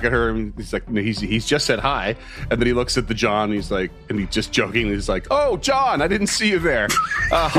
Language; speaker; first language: English; native; English